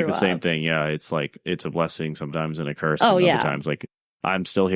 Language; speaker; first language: English; native; English